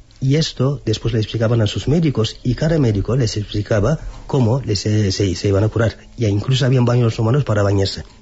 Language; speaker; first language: Spanish; non-native, fluent; Turkish